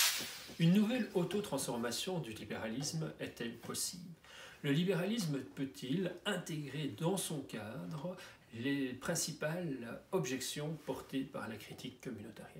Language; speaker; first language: French; native; French